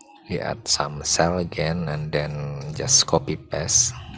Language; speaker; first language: English; non-native, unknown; Indonesian